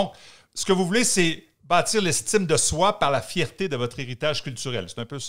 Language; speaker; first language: French; native; French